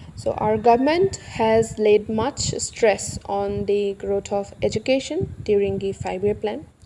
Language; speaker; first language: English; non-native, local second language; Assamese